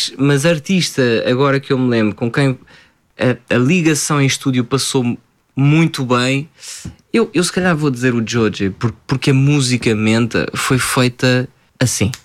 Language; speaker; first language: Portuguese; early bilingual, other home language; French